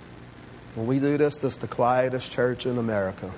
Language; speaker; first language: English; native; English